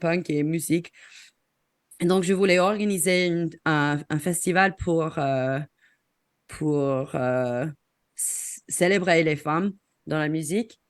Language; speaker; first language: French; non-native, fluent; English